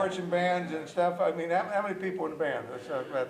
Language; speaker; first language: English; native; English